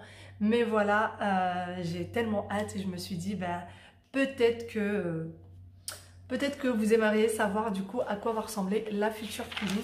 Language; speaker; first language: French; native; French